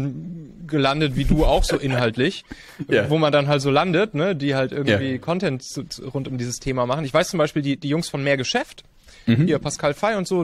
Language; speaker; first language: German; native; German